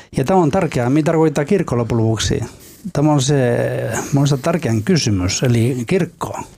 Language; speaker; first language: Finnish; non-native, fluent; Spanish